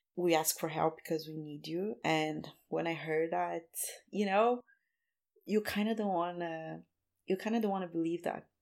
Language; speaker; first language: English; non-native, fluent; Portuguese